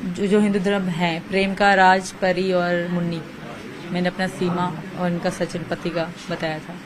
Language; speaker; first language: Urdu; non-native, local second language; Sindhi